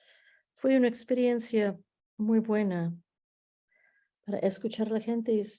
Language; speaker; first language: Spanish; early bilingual, heritage; Spanish